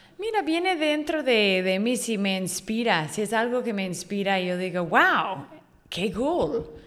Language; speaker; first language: Spanish; non-native, fluent; English